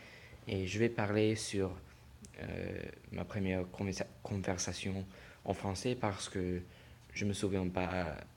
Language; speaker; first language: French; non-native, learner; English